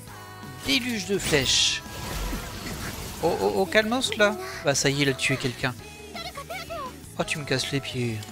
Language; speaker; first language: French; native; French